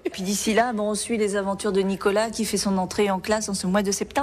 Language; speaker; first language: French; native; French